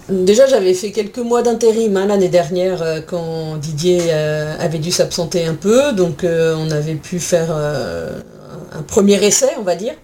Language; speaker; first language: French; native; French